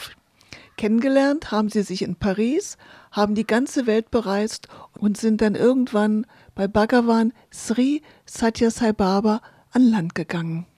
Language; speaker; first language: German; native; German